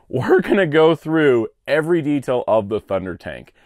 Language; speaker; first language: English; native; English